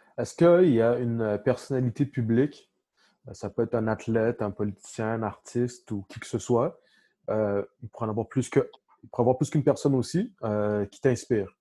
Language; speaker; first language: French; native; French